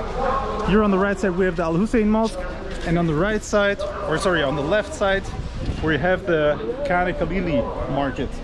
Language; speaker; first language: English; non-native, fluent; Turkish